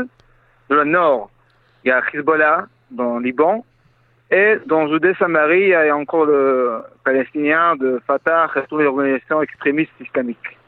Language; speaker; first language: French; non-native, fluent; Hebrew